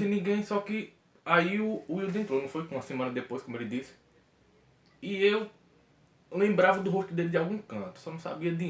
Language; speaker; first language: Portuguese; native; Portuguese